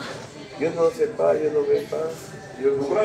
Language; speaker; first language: French; non-native, learner; Spanish